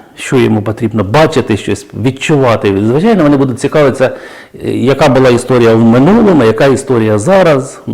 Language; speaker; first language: Ukrainian; native; Ukrainian